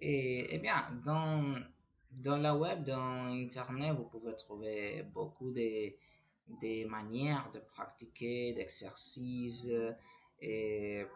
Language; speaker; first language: French; non-native, learner; Spanish